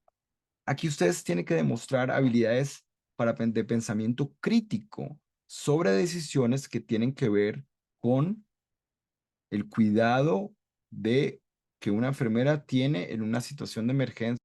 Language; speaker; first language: Spanish; non-native, fluent; English